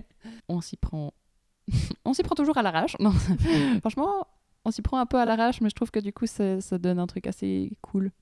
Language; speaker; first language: French; native; French